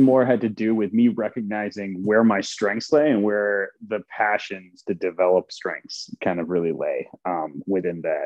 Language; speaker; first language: English; early bilingual, other home language; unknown